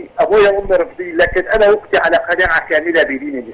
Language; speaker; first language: Arabic; native; Arabic